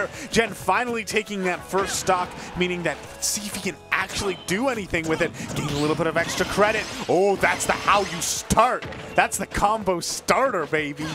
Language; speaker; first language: English; native; English